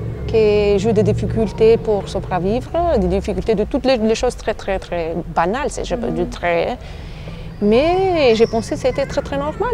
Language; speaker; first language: French; non-native, fluent; Albanian